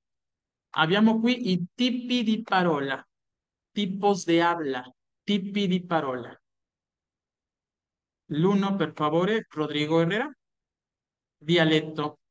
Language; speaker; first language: Italian; non-native, fluent; Spanish